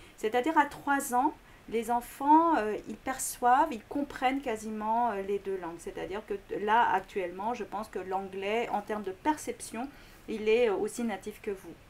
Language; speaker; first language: French; non-native, fluent; Korean